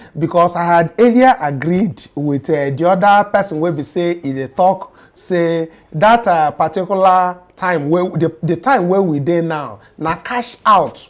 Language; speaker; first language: Nigerian Pidgin; native; Nigerian Pidgin